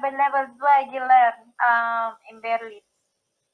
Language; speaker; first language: German; non-native, learner; Indonesian